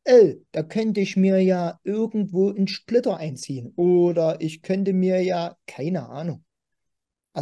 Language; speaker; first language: German; native; German